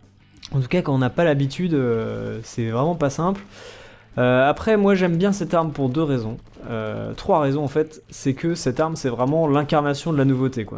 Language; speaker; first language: French; native; French